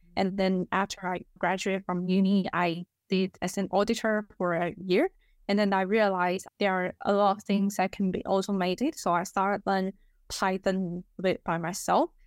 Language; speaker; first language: English; non-native, fluent; Chinese